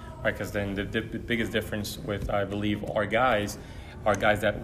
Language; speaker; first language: English; early bilingual, other home language; Portuguese